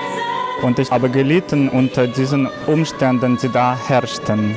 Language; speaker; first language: German; non-native, fluent; Russian